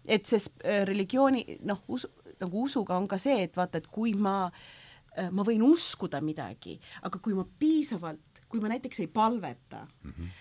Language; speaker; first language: Estonian; early bilingual, heritage; Estonian